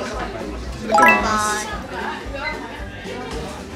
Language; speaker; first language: Japanese; non-native, fluent; Indonesian